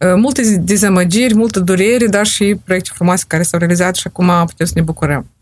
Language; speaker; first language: Romanian; native; Romanian